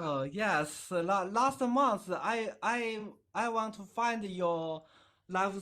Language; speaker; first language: English; non-native, learner; Chinese